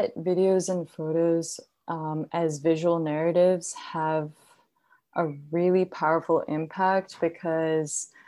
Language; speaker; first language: English; non-native, local second language; Hindi